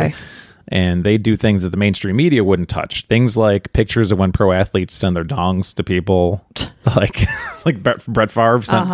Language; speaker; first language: English; native; English